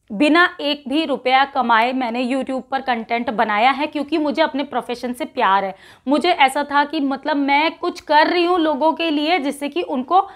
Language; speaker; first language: Hindi; native; Hindi